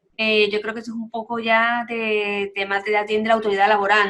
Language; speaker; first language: Spanish; native; Spanish